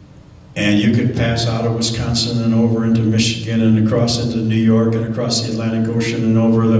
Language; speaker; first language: English; native; English